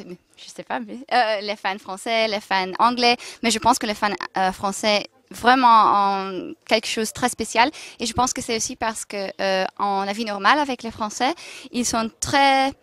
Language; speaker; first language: French; non-native, local second language; Dutch